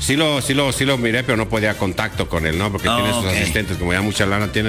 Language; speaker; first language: Spanish; native; Spanish